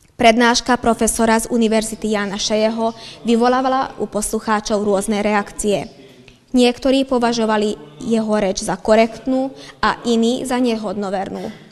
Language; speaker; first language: Slovak; non-native, local second language; Hungarian